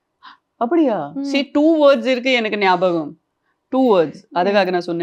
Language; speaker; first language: Tamil; non-native, local second language; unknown